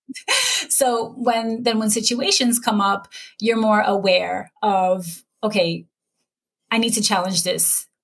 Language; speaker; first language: English; native; English